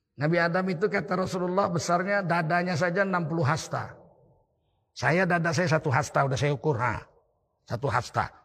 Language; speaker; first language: Indonesian; native; Indonesian